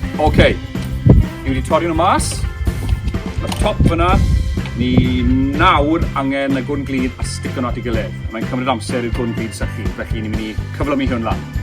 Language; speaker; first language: Welsh; native; Welsh